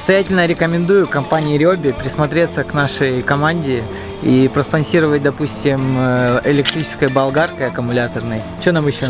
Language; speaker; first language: Russian; native; Russian